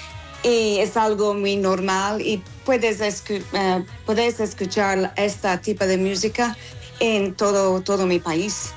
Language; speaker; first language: Spanish; non-native, learner; English